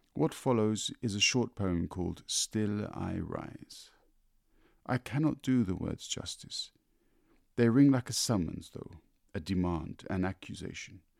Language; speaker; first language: English; native; English